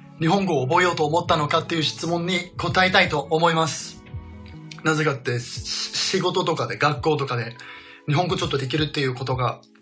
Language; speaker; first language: Japanese; non-native, fluent; Danish